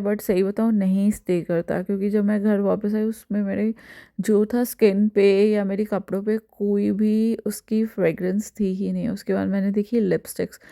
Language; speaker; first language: Hindi; native; Hindi